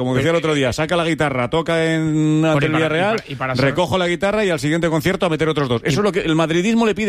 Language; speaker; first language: Spanish; native; Spanish